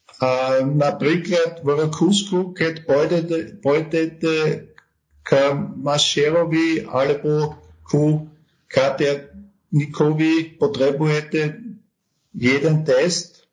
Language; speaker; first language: Slovak; non-native, learner; German